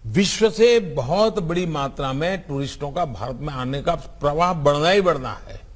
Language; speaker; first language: Hindi; non-native, local second language; Gujarati